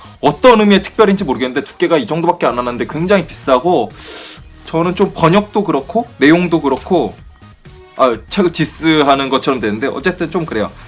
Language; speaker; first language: Korean; native; Korean